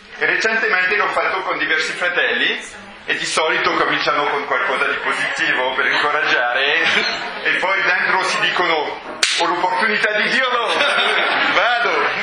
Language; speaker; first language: Italian; non-native, fluent; French